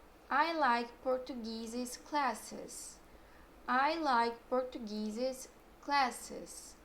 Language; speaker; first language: English; non-native, fluent; Portuguese